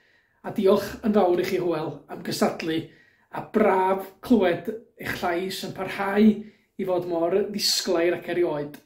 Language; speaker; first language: Welsh; native; Welsh